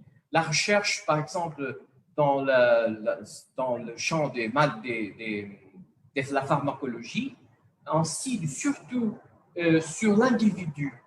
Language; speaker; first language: French; non-native, fluent; Portuguese